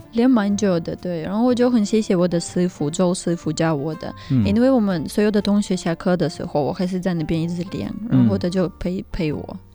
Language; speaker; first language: Chinese; non-native, fluent; Russian